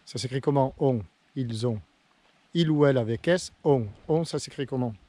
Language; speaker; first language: French; native; French